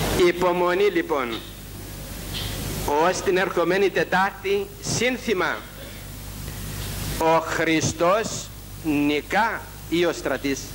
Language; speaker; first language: Greek; native; Greek